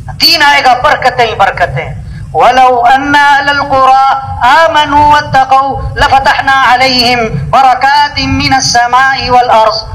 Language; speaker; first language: Urdu; non-native, local second language; Pashto